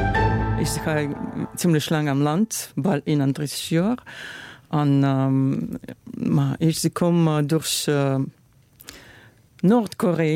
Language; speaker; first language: German; non-native, learner; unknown